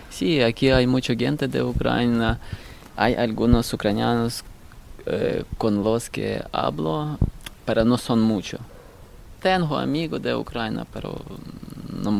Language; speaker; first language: Spanish; non-native, learner; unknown